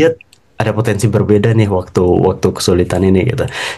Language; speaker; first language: Indonesian; native; Indonesian